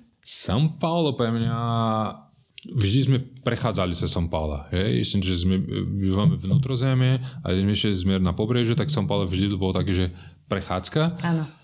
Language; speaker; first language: Slovak; non-native, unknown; Portuguese